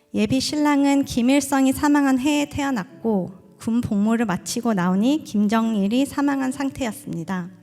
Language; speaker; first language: Korean; early bilingual, heritage; Korean